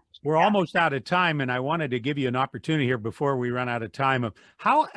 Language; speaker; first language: English; native; English